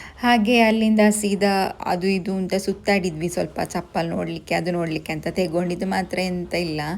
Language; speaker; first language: Kannada; non-native, local second language; Tulu